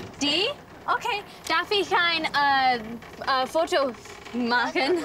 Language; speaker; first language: German; non-native, learner; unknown